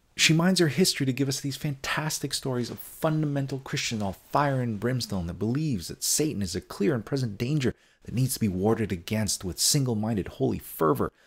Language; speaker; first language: English; native; English